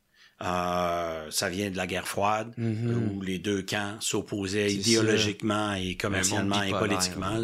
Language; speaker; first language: French; native; French